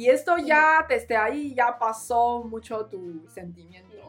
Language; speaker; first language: Spanish; non-native, learner; Chinese